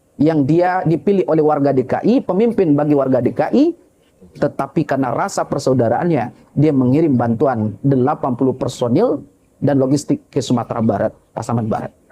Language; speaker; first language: Indonesian; non-native, local second language; Minangkabau